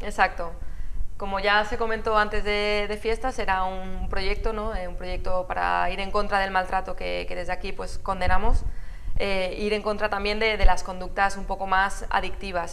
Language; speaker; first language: Spanish; native; Spanish